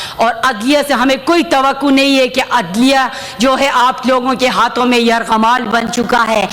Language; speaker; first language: Urdu; non-native, local second language; Khowar